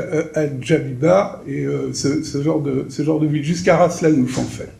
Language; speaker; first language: French; native; French